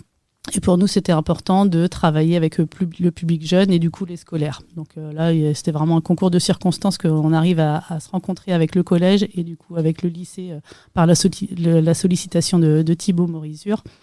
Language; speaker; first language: French; native; French